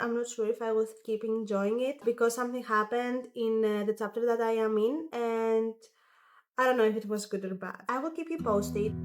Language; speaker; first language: English; non-native, fluent; Greek